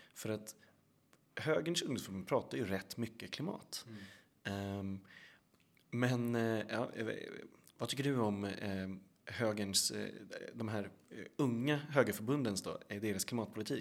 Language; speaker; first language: Swedish; native; Swedish